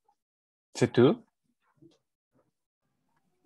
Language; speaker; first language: French; non-native, learner; Spanish